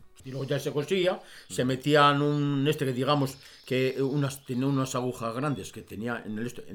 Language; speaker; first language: Spanish; native; Spanish